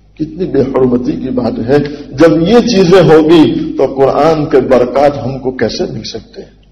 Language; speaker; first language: Urdu; non-native, local second language; Gujarati